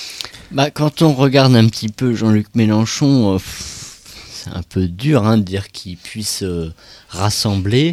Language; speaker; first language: French; native; French